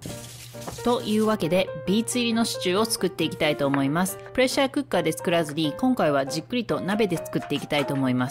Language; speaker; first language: Japanese; native; Japanese